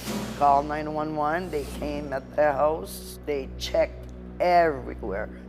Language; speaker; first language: English; non-native, local second language; French